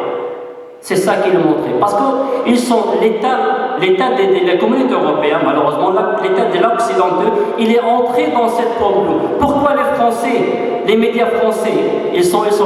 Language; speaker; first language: French; non-native, fluent; Arabic